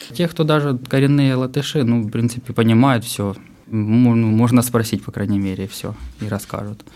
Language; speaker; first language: Russian; native; Russian